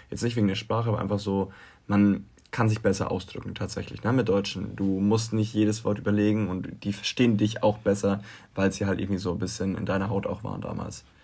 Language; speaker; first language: German; native; German